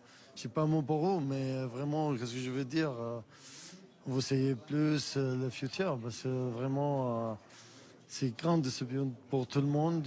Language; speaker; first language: French; non-native, learner; Arabic